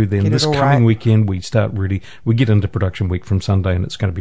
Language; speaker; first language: English; native; English